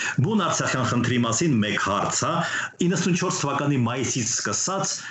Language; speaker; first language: Armenian; native; Armenian